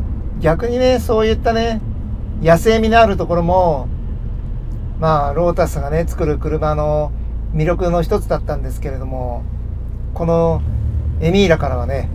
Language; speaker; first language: Japanese; native; Japanese